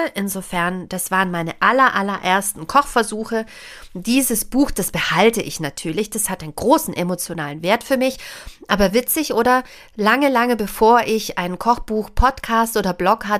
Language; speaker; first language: German; native; German